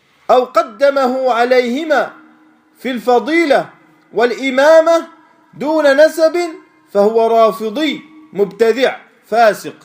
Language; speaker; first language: Arabic; non-native, fluent; French